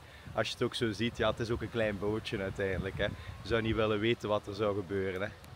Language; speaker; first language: Dutch; native; Dutch